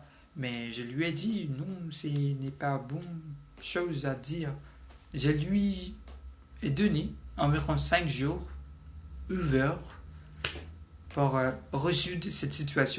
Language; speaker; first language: French; non-native, learner; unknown